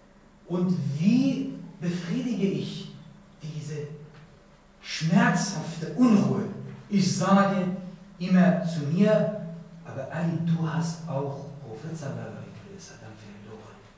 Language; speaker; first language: German; non-native, learner; Persian